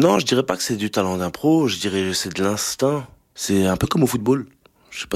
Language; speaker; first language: French; native; French